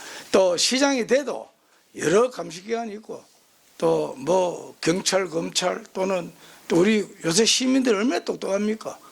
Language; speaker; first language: Korean; native; Korean